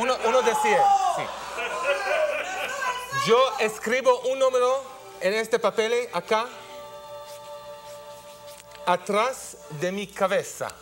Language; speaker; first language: Spanish; non-native, learner; Hebrew